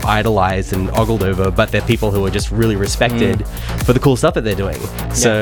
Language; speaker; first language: English; native; English